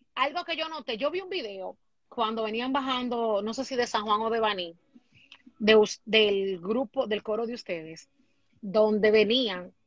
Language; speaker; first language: Spanish; native; Spanish